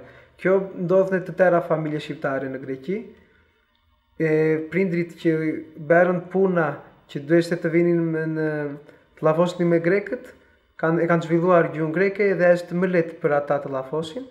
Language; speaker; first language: Albanian; early bilingual, heritage; Albanian